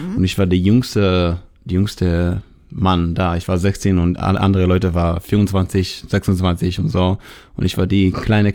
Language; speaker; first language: German; non-native, learner; Hebrew